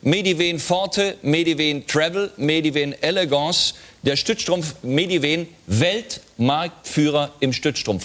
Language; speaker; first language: German; native; German